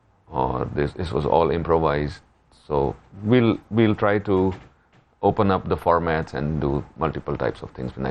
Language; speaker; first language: English; non-native, local second language; Urdu